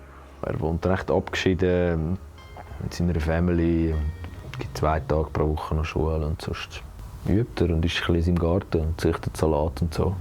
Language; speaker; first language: German; native; German